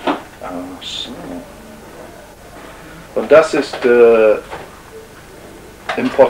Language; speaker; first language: German; non-native, learner; English